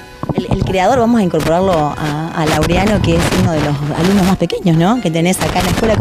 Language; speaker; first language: Spanish; native; Spanish